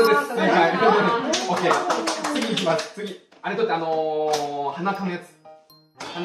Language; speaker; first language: Japanese; native; Japanese